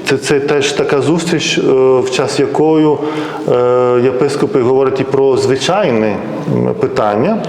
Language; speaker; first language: Ukrainian; non-native, fluent; Lithuanian